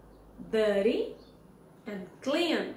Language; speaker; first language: English; non-native, learner; Portuguese